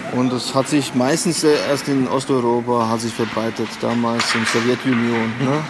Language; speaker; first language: German; non-native, fluent; Latvian